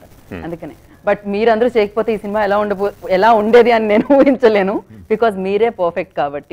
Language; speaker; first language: Telugu; native; Telugu